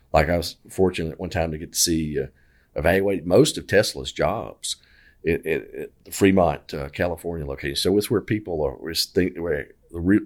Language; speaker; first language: English; native; English